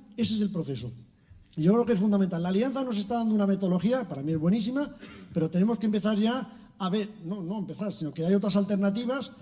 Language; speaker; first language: Spanish; native; Spanish